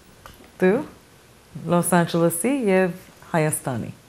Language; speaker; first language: Armenian; early bilingual, heritage; English